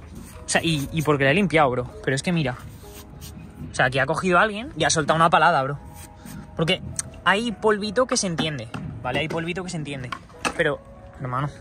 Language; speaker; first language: Spanish; native; Spanish